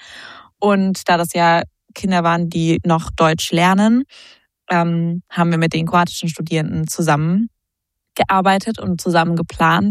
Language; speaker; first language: German; native; German